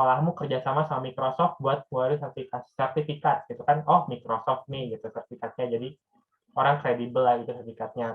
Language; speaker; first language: Indonesian; native; Indonesian